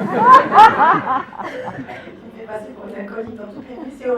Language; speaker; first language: French; native; French